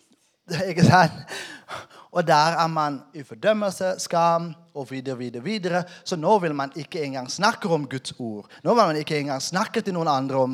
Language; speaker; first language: Norwegian; non-native, fluent; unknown